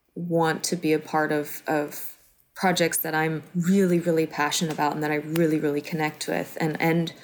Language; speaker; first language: English; native; English